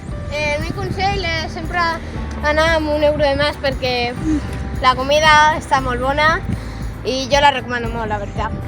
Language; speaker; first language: Catalan; non-native, local second language; Spanish